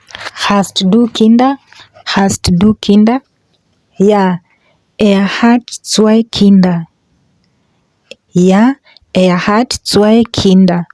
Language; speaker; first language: German; non-native, learner; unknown